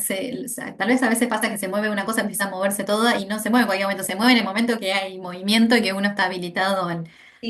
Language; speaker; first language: Spanish; native; Spanish